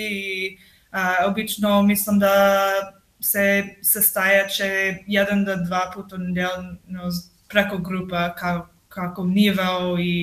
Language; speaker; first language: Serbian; non-native, learner; English